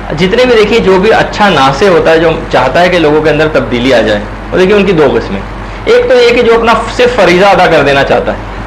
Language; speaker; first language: Urdu; native; Urdu